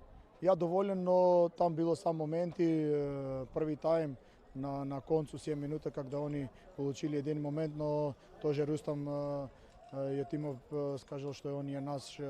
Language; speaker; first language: Russian; non-native, learner; Serbian